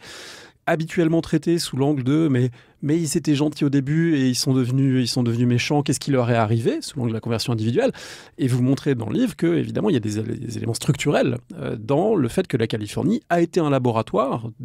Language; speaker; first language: French; native; French